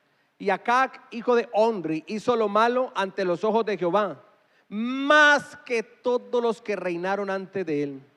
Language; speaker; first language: Spanish; native; Spanish